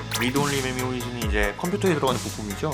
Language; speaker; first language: Korean; native; Korean